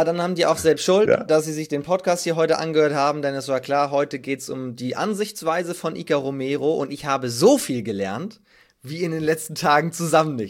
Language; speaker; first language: German; native; German